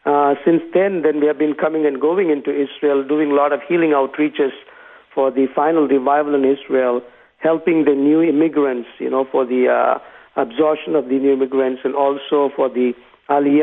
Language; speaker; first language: English; non-native, local second language; Tamil